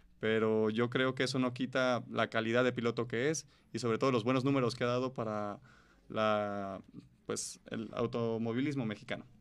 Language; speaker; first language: Spanish; native; Spanish